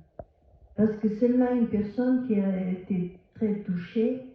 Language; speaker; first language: French; non-native, fluent; Portuguese